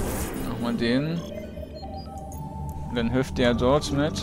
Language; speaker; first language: German; native; German